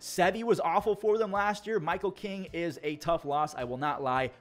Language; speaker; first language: English; native; English